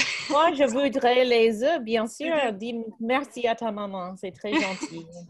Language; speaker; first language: French; non-native, fluent; English